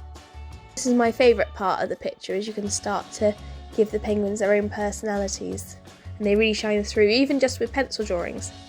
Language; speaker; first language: English; native; English